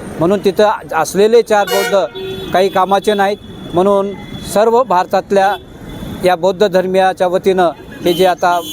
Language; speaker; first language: Marathi; native; Marathi